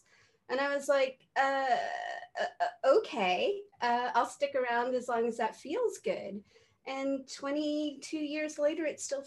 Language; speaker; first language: English; native; English